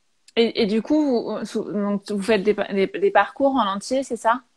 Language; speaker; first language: French; native; French